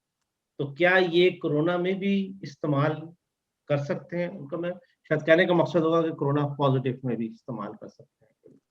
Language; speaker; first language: Urdu; native; Urdu